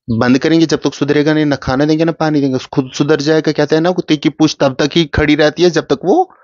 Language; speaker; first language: Hindi; non-native, local second language; Kashmiri